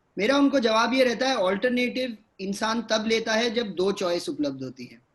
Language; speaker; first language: Hindi; native; Hindi